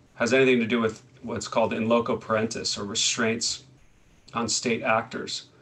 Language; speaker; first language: English; native; English